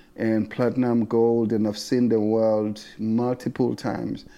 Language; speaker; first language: English; non-native, local second language; Zulu